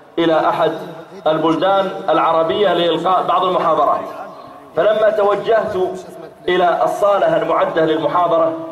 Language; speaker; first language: Arabic; native; Arabic